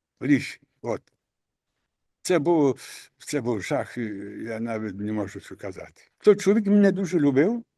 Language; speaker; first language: Ukrainian; native; Ukrainian